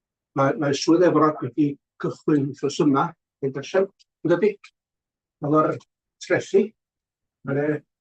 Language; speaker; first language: Welsh; native; Welsh